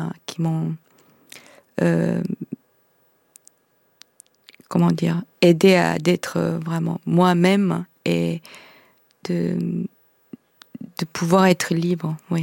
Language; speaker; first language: French; non-native, fluent; Korean